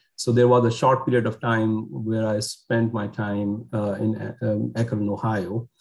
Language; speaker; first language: English; non-native, local second language; Urdu